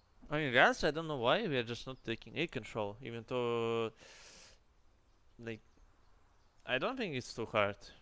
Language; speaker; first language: English; non-native, fluent; Russian